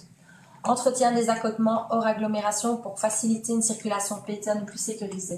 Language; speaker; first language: French; native; French